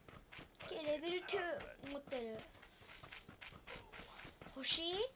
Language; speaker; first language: Japanese; early bilingual, heritage; Japanese